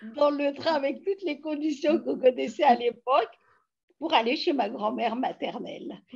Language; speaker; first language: French; native; French